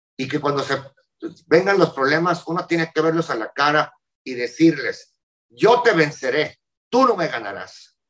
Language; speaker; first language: Spanish; native; Spanish